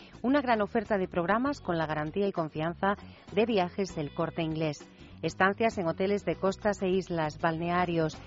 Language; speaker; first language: Spanish; native; Spanish